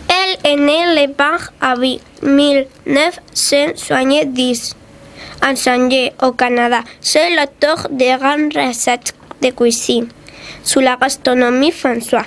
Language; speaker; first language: French; non-native, learner; Spanish